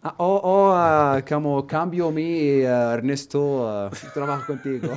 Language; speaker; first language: Spanish; non-native, learner; Arabic